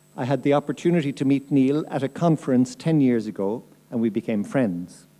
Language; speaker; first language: English; native; English